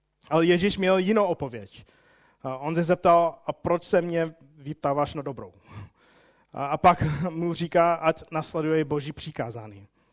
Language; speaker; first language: Czech; non-native, fluent; English